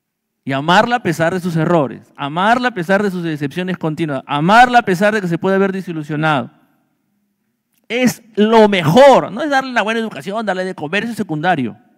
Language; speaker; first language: Spanish; native; Spanish